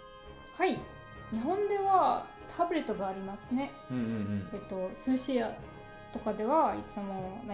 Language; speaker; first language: Japanese; non-native, learner; German